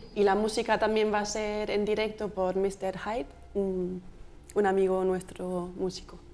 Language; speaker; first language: Spanish; non-native, fluent; German